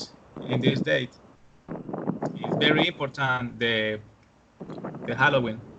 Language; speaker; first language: English; non-native, learner; Spanish